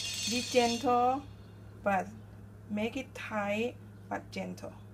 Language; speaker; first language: English; non-native, learner; Thai